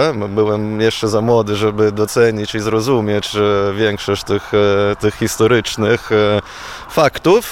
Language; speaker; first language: Polish; non-native, fluent; Italian